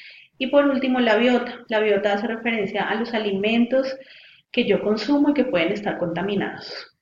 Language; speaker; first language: Spanish; native; Spanish